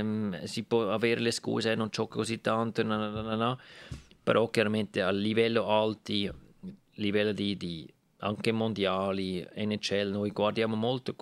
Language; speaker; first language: Italian; non-native, local second language; German